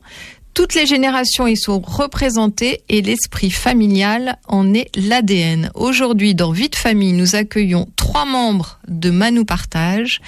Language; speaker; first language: French; native; French